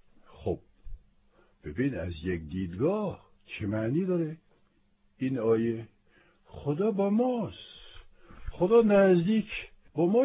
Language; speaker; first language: Persian; non-native, fluent; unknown